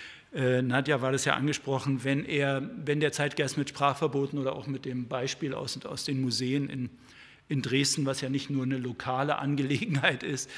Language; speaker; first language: German; native; German